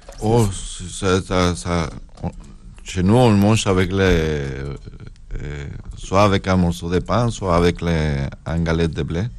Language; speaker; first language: French; non-native, learner; Spanish